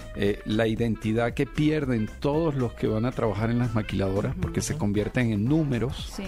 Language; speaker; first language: Spanish; native; Spanish